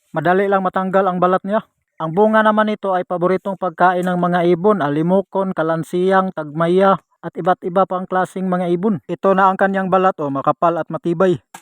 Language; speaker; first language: Filipino; non-native, local second language; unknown